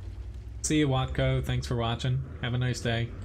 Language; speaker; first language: English; native; English